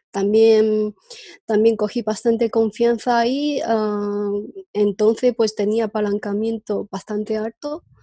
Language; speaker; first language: Spanish; non-native, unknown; Chinese